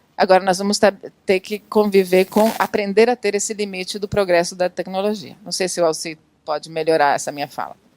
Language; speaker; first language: Portuguese; non-native, fluent; Italian